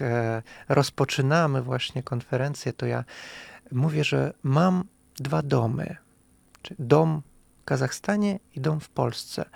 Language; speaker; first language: Polish; non-native, fluent; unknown